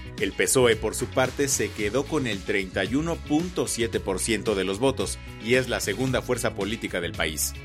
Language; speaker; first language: Spanish; native; Spanish